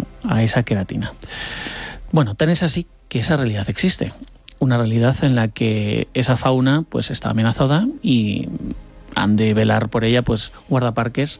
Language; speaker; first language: Spanish; native; Spanish